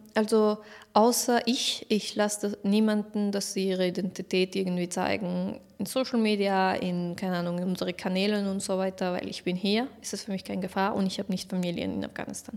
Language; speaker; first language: German; non-native, fluent; Persian